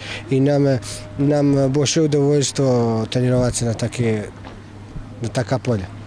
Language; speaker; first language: Russian; non-native, learner; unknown